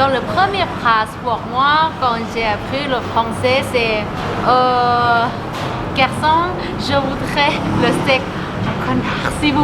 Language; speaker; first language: French; non-native, learner; Thai